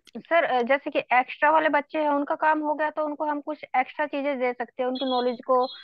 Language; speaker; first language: Hindi; native; Hindi